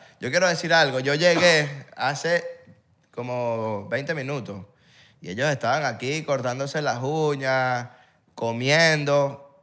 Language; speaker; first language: Spanish; native; Spanish